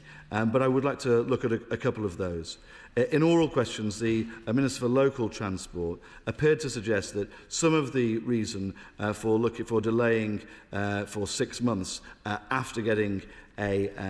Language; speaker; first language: English; native; English